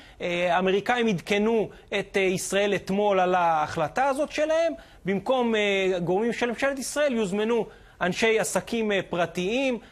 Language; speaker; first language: Hebrew; native; Hebrew